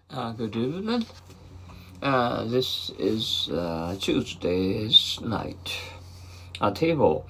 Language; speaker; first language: English; non-native, fluent; Japanese